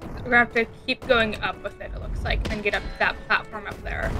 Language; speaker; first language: English; native; English